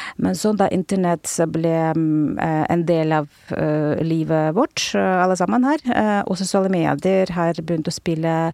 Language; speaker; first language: Norwegian; non-native, fluent; Russian